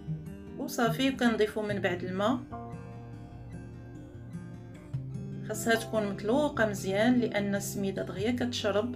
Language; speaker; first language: Arabic; native; Arabic